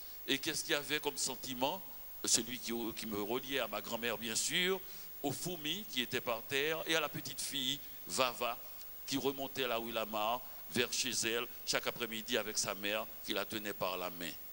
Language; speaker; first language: French; non-native, local second language; Haitian Creole